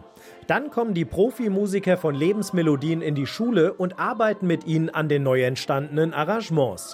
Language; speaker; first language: German; native; German